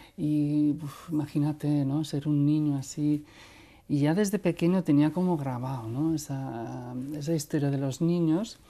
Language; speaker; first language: Spanish; non-native, local second language; Basque